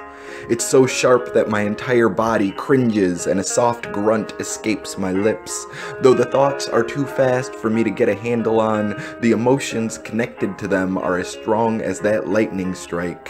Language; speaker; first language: English; native; English